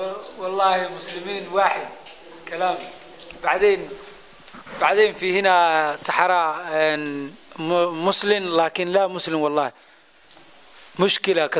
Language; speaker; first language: Arabic; non-native, learner; Somali